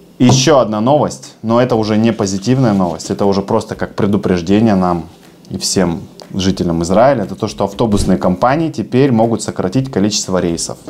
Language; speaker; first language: Russian; native; Russian